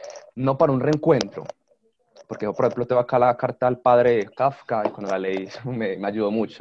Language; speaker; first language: Spanish; native; Spanish